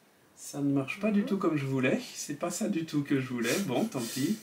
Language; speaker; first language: French; native; French